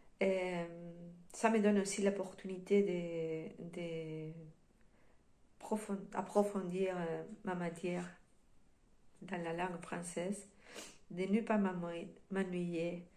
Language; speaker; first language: French; non-native, fluent; Spanish